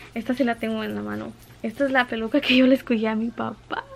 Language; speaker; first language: Spanish; early bilingual, heritage; Spanish